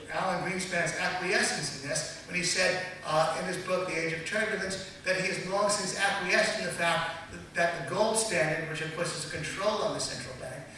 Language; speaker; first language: English; native; English